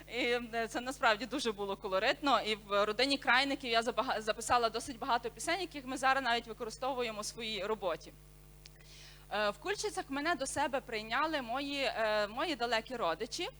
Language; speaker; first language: Ukrainian; native; Ukrainian